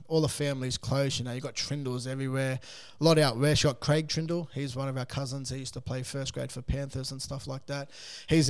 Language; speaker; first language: English; native; English